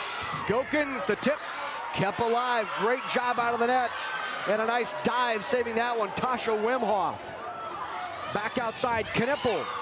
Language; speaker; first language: English; native; English